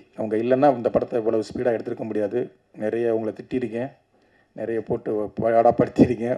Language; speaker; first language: Tamil; native; Tamil